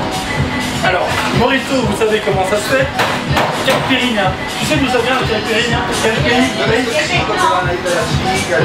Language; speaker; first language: French; native; French